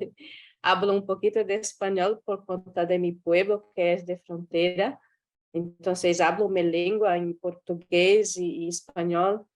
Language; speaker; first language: Spanish; non-native, learner; Portuguese